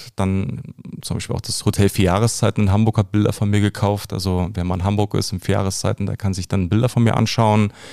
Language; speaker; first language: German; native; German